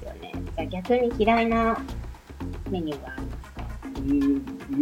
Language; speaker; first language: Japanese; native; Japanese